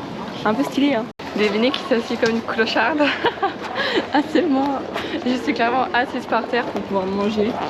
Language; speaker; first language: French; native; French